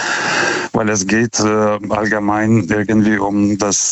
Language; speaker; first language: German; non-native, fluent; Lithuanian